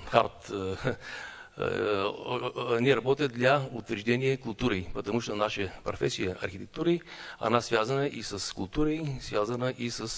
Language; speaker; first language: Russian; non-native, learner; Bulgarian